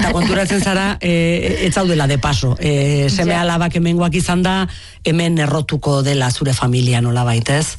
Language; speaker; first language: Basque; native; Basque